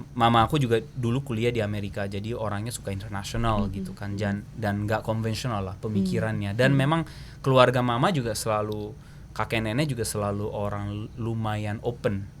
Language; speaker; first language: Indonesian; early bilingual, heritage; Japanese